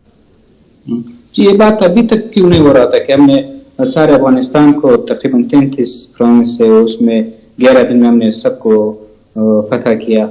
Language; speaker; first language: Urdu; non-native, fluent; Pashto